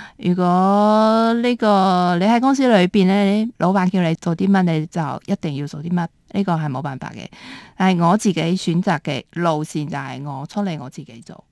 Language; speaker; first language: Cantonese; early bilingual, heritage; Cantonese